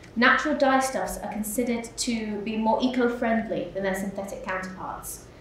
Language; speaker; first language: English; native; English